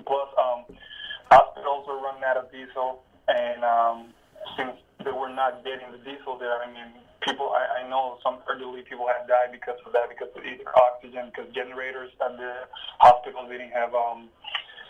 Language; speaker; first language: English; non-native, fluent; Spanish